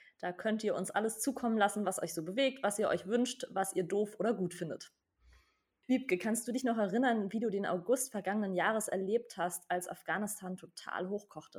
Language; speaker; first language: German; native; German